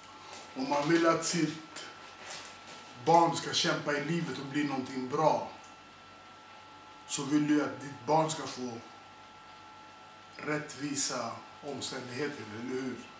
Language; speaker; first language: Swedish; non-native, fluent; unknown